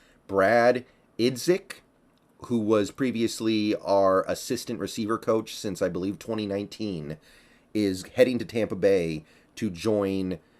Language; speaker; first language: English; native; English